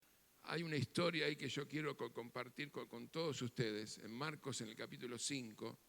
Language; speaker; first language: Spanish; native; Spanish